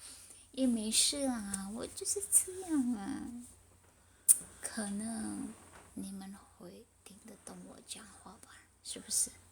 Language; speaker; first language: Chinese; non-native, learner; Indonesian